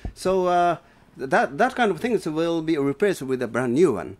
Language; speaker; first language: English; non-native, fluent; Japanese